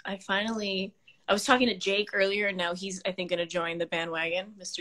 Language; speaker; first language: English; early bilingual, other home language; Spanish